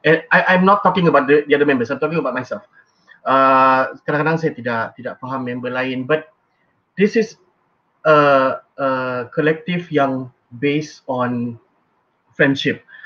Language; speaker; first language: English; non-native, local second language; Malay